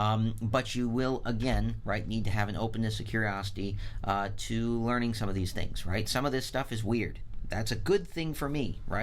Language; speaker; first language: English; native; English